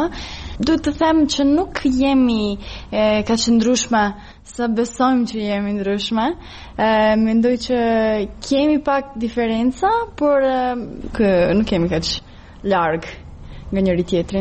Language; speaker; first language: Albanian; non-native, fluent; Serbian